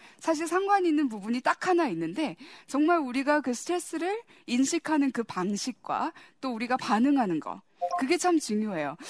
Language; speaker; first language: Korean; early bilingual, heritage; Korean